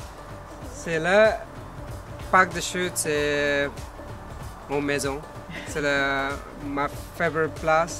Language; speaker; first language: French; non-native, learner; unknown